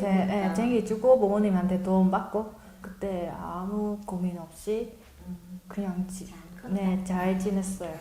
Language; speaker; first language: Korean; non-native, learner; Vietnamese